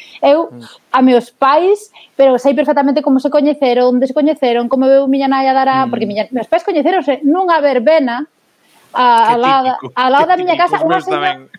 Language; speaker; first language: Galician; native; Galician